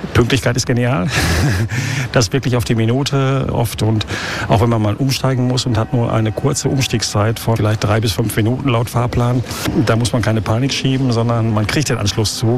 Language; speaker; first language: German; native; German